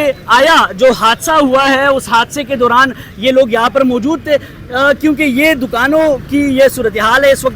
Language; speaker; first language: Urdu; non-native, local second language; Pashto